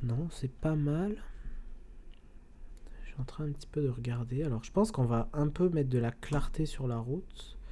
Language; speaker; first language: French; native; French